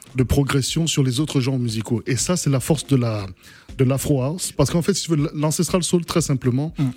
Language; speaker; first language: French; native; French